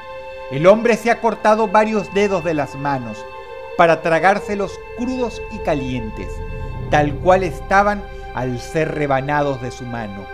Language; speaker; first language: Spanish; native; Spanish